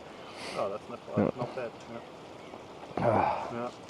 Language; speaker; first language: English; non-native, learner; Norwegian